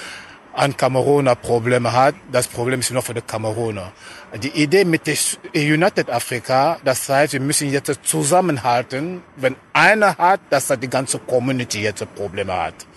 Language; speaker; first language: German; non-native, fluent; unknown